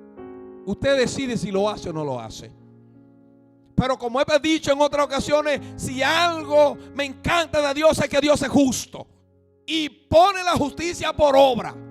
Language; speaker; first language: Spanish; native; Spanish